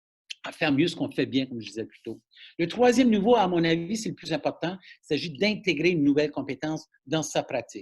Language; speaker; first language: French; native; French